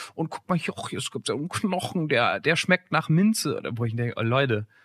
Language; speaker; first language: German; native; German